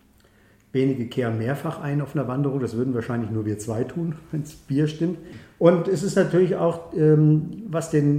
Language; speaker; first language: German; native; German